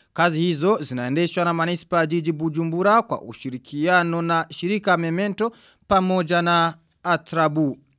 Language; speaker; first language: Swahili; non-native, local second language; Rundi